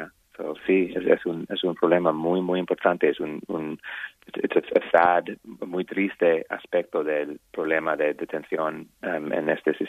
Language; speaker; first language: Spanish; non-native, learner; English